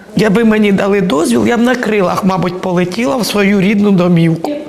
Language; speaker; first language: Ukrainian; native; Ukrainian